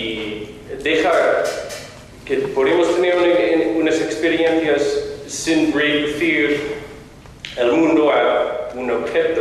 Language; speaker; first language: Spanish; non-native, fluent; English